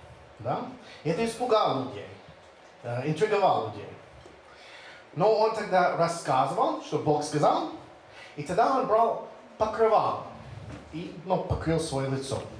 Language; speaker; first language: Russian; non-native, fluent; English